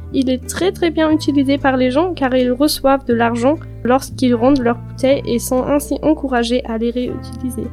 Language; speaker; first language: French; non-native, fluent; German